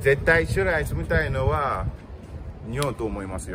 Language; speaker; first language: Japanese; non-native, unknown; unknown